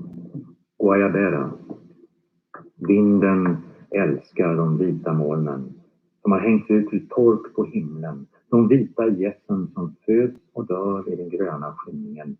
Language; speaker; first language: Swedish; native; Swedish